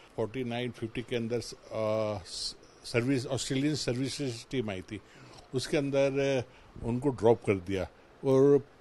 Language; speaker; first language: Hindi; native; Hindi